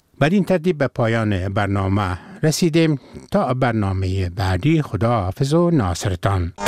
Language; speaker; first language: Persian; native; Persian